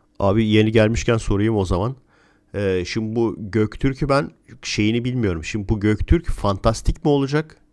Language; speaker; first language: Turkish; native; Turkish